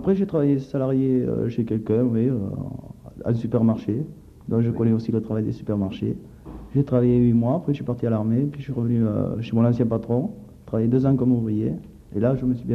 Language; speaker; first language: French; native; French